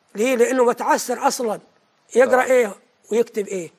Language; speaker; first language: Arabic; native; Arabic